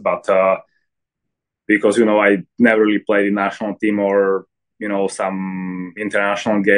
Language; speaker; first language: English; non-native, fluent; Slovak